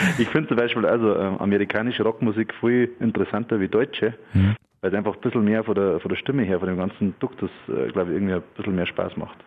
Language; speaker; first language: German; native; German